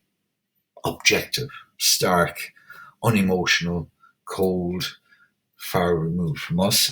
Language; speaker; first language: English; native; English